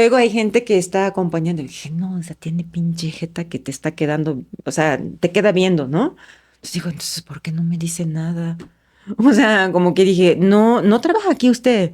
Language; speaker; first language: Spanish; non-native, fluent; Japanese